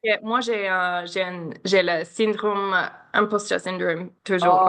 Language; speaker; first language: French; non-native, learner; English